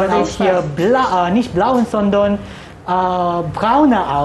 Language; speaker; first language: German; non-native, learner; Malay